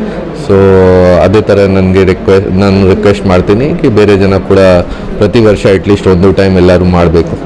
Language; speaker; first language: Kannada; non-native, fluent; Hindi